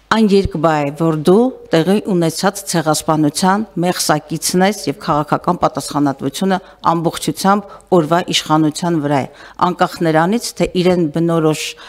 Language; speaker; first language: Armenian; native; Armenian